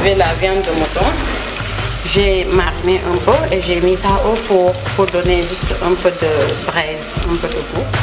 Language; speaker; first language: French; non-native, local second language; Wolof